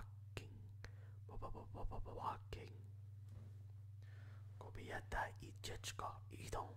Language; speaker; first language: Polish; non-native, learner; English